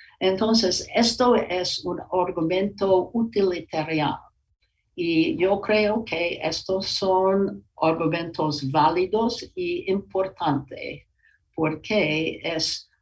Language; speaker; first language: Spanish; non-native, learner; English